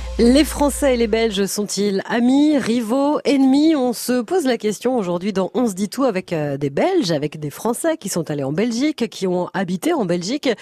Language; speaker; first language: French; native; French